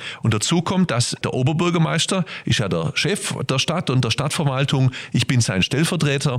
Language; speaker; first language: German; native; German